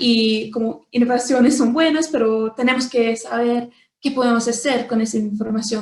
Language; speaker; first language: Spanish; non-native, fluent; English